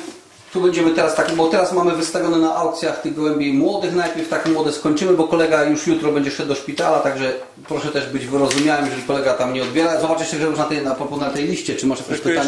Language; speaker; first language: Polish; native; Polish